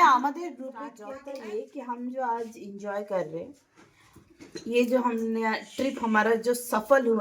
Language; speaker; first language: Hindi; non-native, local second language; Bangla